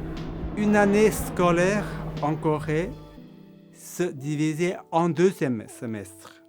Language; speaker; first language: French; non-native, fluent; Korean